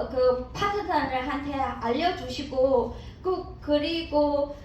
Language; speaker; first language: Korean; non-native, learner; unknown